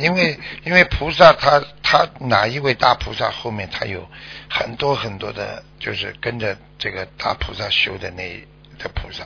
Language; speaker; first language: Chinese; native; Chinese